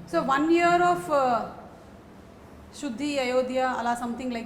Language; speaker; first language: Telugu; native; Telugu